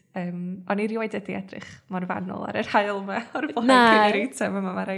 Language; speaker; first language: Welsh; native; Welsh